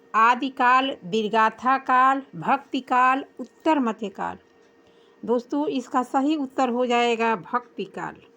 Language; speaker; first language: Hindi; native; Hindi